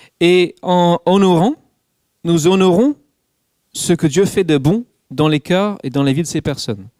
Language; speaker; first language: French; non-native, fluent; English